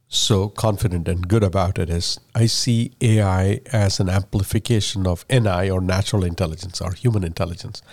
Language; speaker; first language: English; non-native, local second language; Malayalam